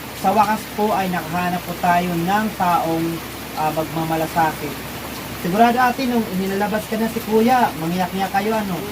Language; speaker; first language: Filipino; non-native, local second language; Waray